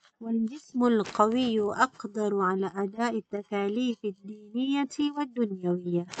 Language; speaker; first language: Arabic; non-native, fluent; Malay